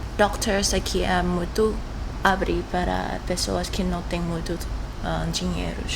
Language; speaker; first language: Portuguese; non-native, learner; Thai